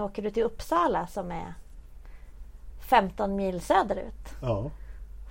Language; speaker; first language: Swedish; native; Swedish